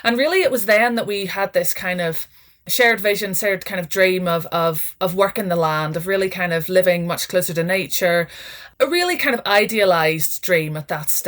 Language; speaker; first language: English; native; English